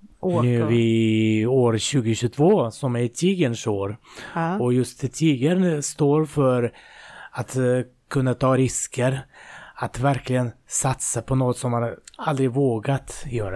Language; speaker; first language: Swedish; non-native, fluent; Russian